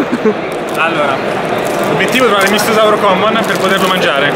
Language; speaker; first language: Italian; native; Italian